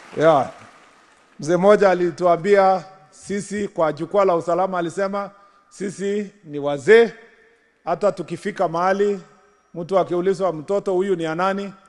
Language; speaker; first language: Swahili; non-native, local second language; Kalenjin